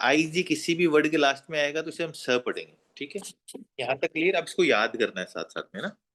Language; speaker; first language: Hindi; native; Hindi